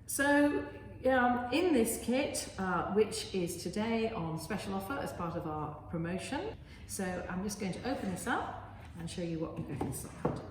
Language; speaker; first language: English; native; English